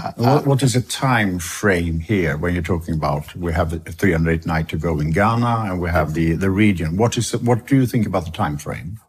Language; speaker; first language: English; non-native, fluent; Swedish